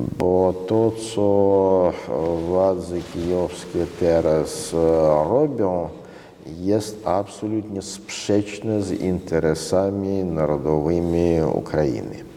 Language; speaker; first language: Polish; non-native, fluent; Russian